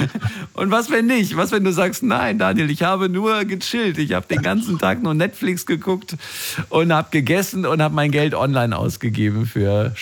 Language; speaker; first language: German; native; German